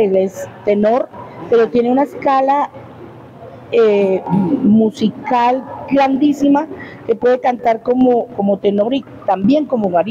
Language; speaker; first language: Spanish; native; Spanish